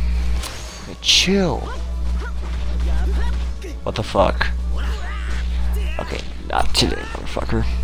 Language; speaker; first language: English; native; English